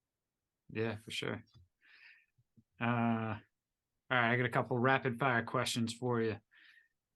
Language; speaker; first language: English; native; English